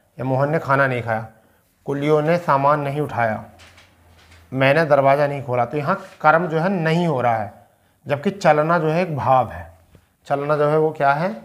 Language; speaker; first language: Hindi; native; Hindi